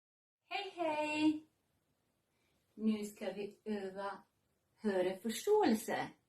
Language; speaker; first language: Swedish; non-native, fluent; Serbian